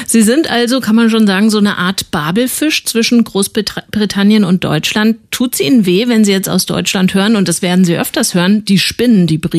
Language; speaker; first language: German; native; German